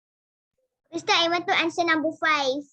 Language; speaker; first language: English; non-native, local second language; Malay